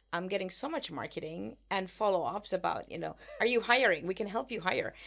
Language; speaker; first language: English; non-native, fluent; Spanish